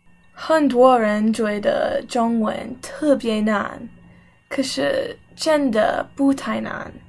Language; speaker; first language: Chinese; non-native, learner; English